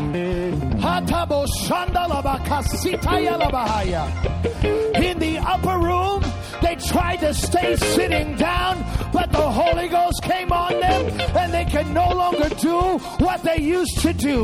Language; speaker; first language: English; early bilingual, other home language; Spanish